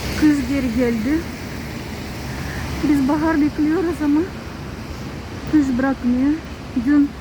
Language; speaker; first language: Turkish; non-native, fluent; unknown